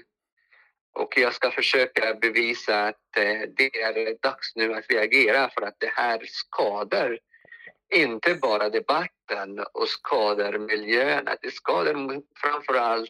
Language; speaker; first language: Swedish; non-native, fluent; Arabic